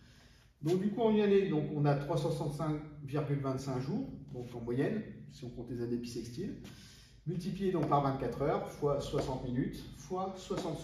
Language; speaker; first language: French; native; French